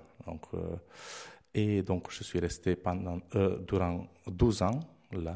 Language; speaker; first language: French; non-native, fluent; Romanian